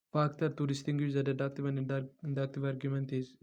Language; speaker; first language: English; non-native, local second language; Amharic